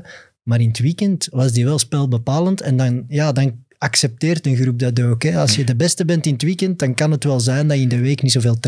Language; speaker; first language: Dutch; native; Dutch